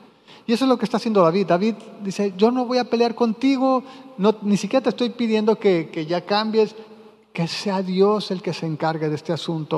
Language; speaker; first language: Spanish; native; Spanish